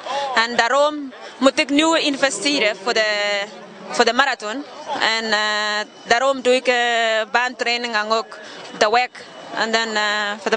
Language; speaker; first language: Dutch; non-native, learner; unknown